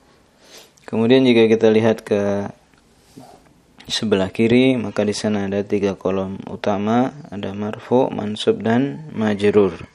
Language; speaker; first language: Indonesian; native; Indonesian